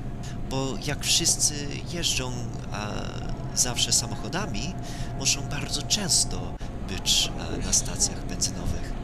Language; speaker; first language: Polish; non-native, fluent; English